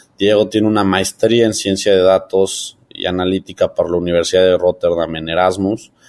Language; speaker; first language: Spanish; early bilingual, heritage; Spanish